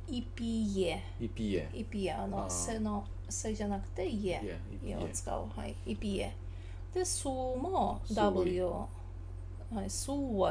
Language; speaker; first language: Japanese; non-native, learner; Tatar